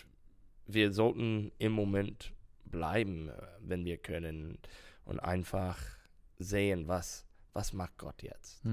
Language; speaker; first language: German; non-native, learner; English